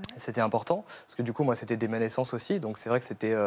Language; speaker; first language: French; native; French